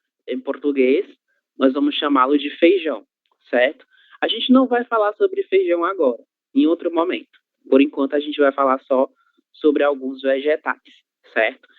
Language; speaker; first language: Portuguese; native; Portuguese